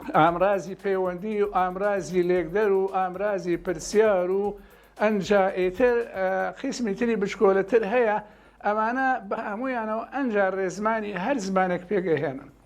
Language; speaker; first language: Central Kurdish; non-native, local second language; Gurani